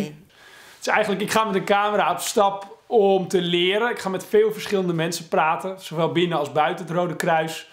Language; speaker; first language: Dutch; native; Dutch